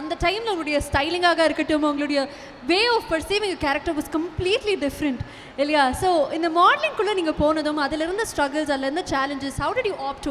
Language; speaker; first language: Tamil; native; Tamil